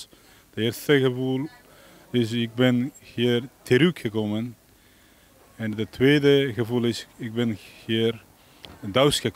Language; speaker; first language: Dutch; non-native, learner; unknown